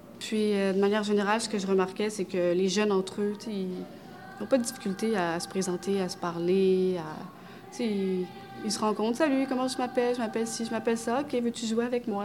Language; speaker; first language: French; native; French